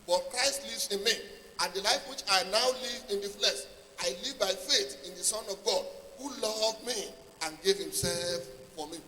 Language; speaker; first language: English; non-native, local second language; Yoruba